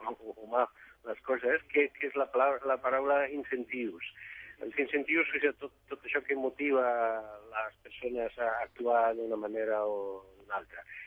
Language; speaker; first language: Catalan; non-native, fluent; Italian